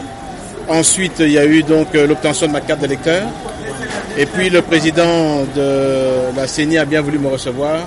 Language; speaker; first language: French; non-native, local second language; Lingala